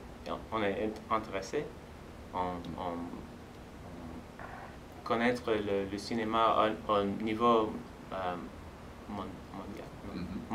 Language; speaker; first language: French; non-native, fluent; Spanish